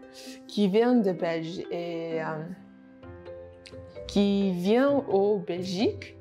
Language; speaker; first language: French; non-native, learner; Vietnamese